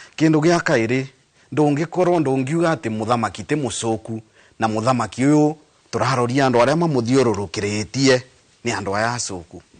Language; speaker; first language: Kikuyu; non-native, local second language; Embu